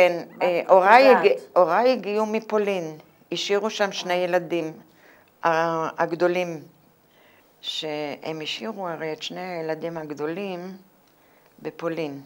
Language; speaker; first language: Hebrew; non-native, fluent; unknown